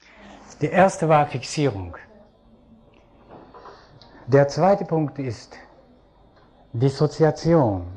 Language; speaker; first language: German; non-native, fluent; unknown